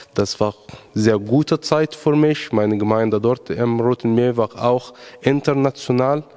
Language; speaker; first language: German; non-native, fluent; Arabic